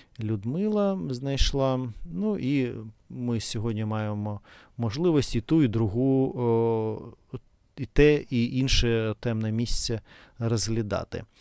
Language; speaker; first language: Ukrainian; non-native, fluent; Russian